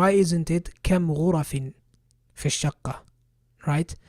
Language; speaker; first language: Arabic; non-native, fluent; English